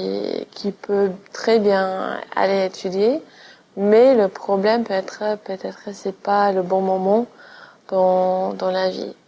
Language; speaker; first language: French; non-native, fluent; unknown